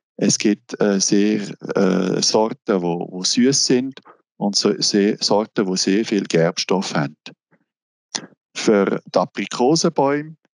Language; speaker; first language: German; non-native, local second language; French